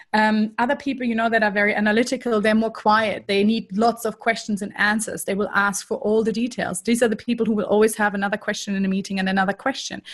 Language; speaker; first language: English; non-native, fluent; German